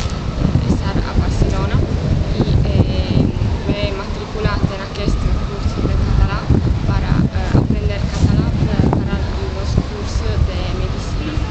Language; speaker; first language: Catalan; non-native, learner; Italian